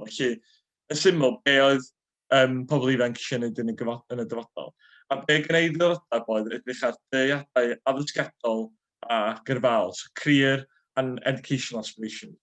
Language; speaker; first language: Welsh; native; Welsh